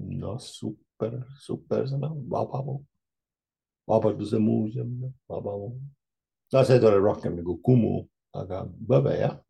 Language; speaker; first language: Estonian; early bilingual, heritage; Estonian